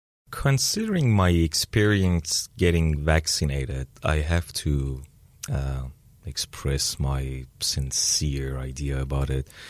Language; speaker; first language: English; non-native, fluent; Persian